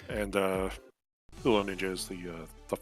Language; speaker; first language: English; native; English